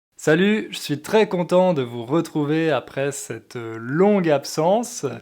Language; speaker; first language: French; native; French